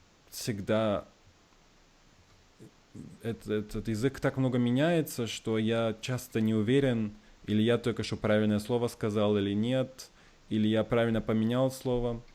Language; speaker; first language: Russian; early bilingual, heritage; Russian